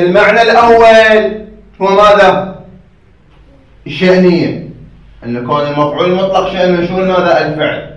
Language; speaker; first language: Arabic; native; Arabic